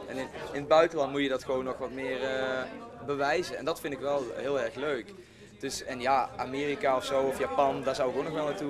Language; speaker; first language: Dutch; native; Dutch